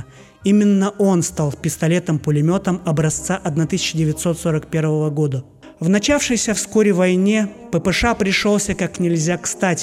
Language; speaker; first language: Russian; native; Russian